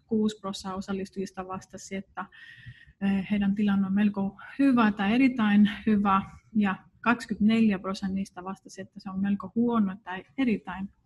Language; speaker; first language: Finnish; non-native, fluent; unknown